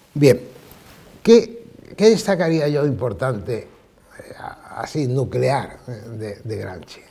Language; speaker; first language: Spanish; native; Spanish